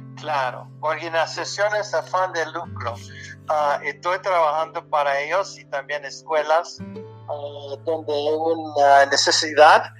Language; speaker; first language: Spanish; early bilingual, heritage; Spanish